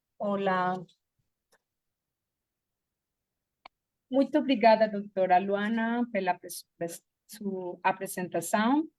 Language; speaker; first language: Portuguese; non-native, fluent; Spanish